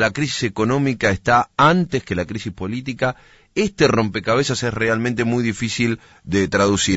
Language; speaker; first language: Spanish; native; Spanish